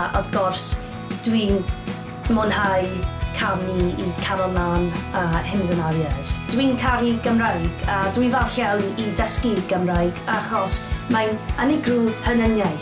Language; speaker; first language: Welsh; non-native, local second language; English